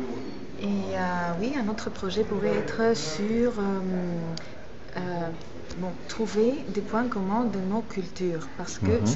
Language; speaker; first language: French; non-native, fluent; Greek